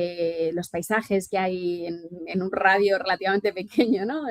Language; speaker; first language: Spanish; native; Spanish